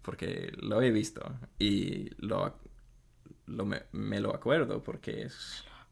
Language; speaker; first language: Spanish; non-native, fluent; English